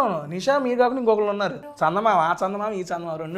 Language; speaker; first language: Telugu; native; Telugu